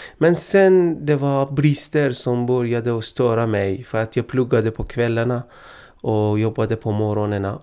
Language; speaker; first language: Swedish; non-native, fluent; Persian